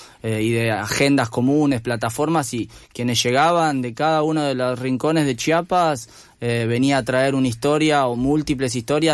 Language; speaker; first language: Spanish; native; Spanish